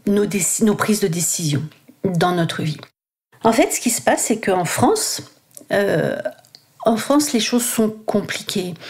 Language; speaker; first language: French; native; French